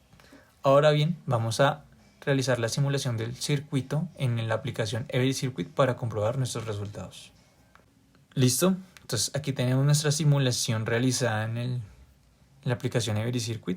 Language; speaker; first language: Spanish; native; Spanish